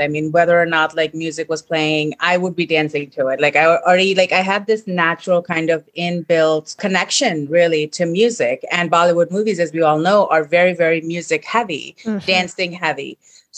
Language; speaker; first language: English; non-native, local second language; Hindi